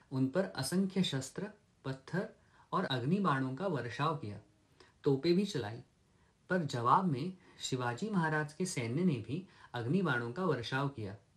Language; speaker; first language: Hindi; non-native, local second language; Marathi